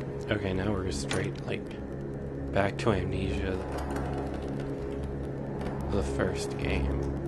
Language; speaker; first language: English; native; English